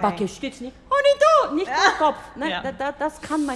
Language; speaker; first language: German; non-native, fluent; Bulgarian